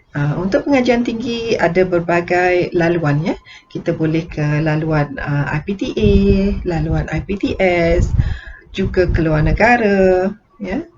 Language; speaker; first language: Malay; native; Malay